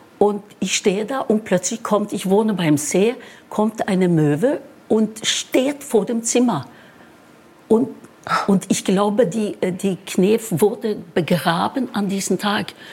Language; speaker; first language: German; non-native, fluent; Norwegian